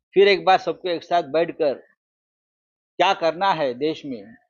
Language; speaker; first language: Hindi; non-native, local second language; Marathi